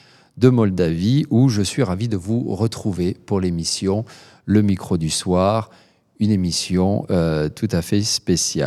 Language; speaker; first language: French; native; French